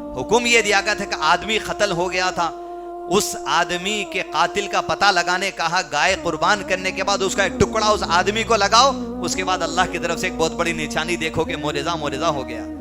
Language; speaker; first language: Urdu; native; Urdu